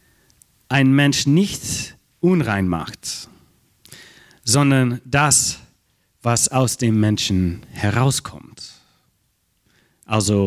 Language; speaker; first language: German; non-native, fluent; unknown